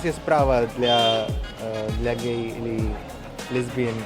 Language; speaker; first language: Russian; non-native, learner; Hindi